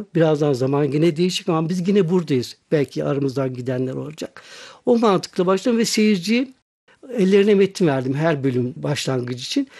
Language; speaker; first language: Turkish; native; Turkish